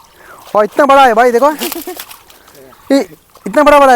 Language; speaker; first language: Hindi; non-native, local second language; Kannada